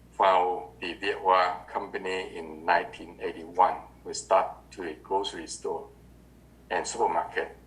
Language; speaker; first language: English; non-native, learner; Vietnamese